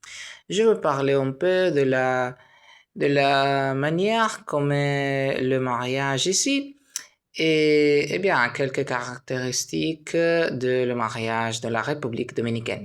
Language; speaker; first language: French; non-native, learner; Spanish